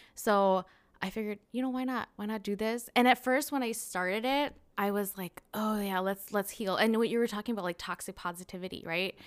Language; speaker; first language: English; native; English